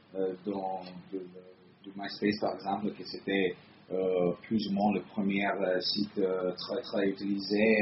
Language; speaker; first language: French; non-native, fluent; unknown